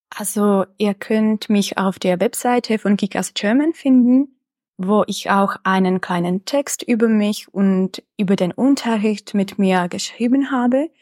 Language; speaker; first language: German; non-native, fluent; Czech